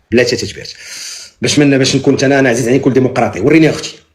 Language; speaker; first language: Arabic; native; Arabic